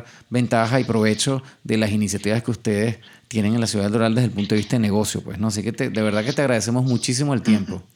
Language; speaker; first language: Spanish; native; Spanish